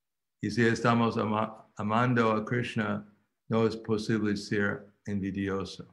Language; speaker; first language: Spanish; non-native, fluent; English